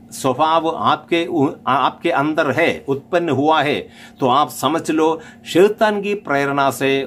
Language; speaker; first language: Hindi; non-native, local second language; Malayalam